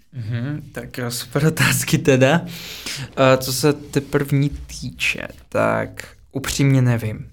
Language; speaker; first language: Czech; non-native, fluent; Russian